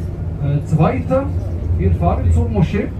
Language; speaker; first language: German; non-native, fluent; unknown